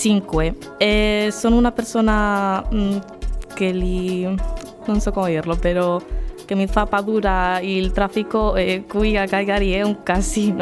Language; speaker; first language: Italian; non-native, learner; Spanish